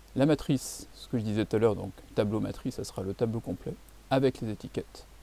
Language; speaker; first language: French; native; French